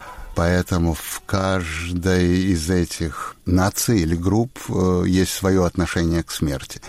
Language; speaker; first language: Russian; native; Russian